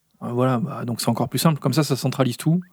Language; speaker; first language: French; native; French